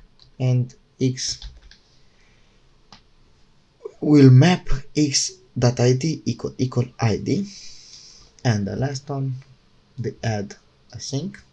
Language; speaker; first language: English; non-native, fluent; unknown